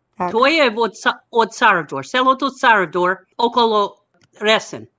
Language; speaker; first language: Macedonian; non-native, fluent; English